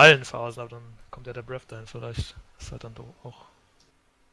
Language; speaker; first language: German; native; German